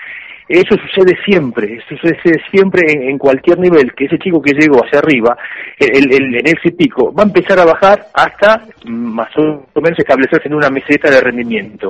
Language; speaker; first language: Spanish; native; Spanish